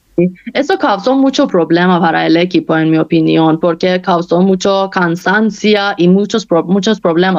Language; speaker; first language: Spanish; non-native, fluent; Persian